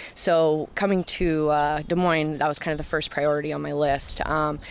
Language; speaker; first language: English; native; English